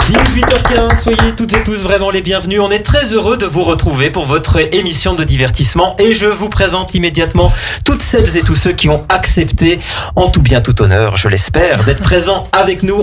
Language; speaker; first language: French; native; French